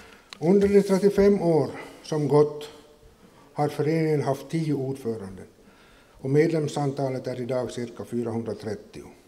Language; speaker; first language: Swedish; native; Swedish